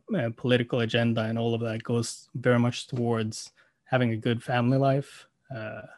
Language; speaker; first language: English; non-native, fluent; Norwegian